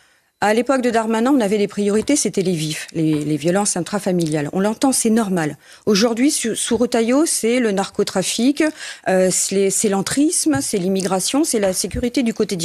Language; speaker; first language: French; native; French